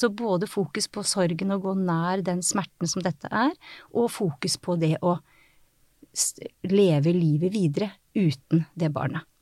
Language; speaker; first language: Norwegian; native; Norwegian